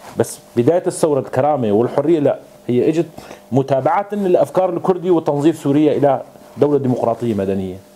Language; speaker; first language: Arabic; non-native, local second language; Kurdish